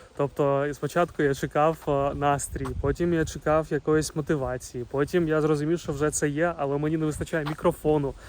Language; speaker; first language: Ukrainian; non-native, local second language; Russian